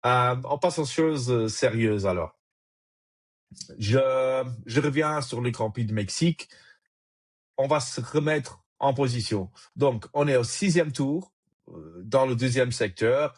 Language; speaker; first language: French; native; French